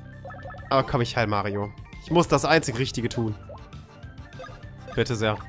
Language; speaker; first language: German; native; German